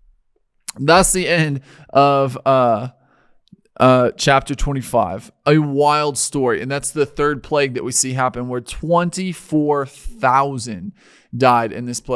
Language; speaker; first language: English; native; English